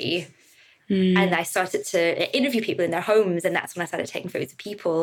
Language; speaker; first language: English; native; English